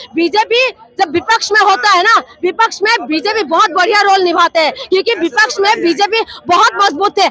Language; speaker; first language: Hindi; non-native, local second language; Assamese